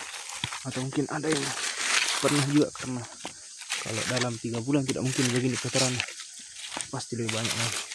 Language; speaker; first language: Indonesian; native; Indonesian